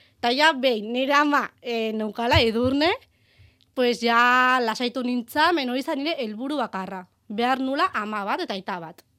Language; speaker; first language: Basque; early bilingual, heritage; Basque